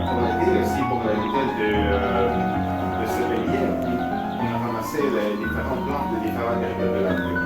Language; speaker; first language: French; non-native, fluent; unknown